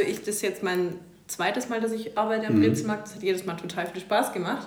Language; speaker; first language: German; native; German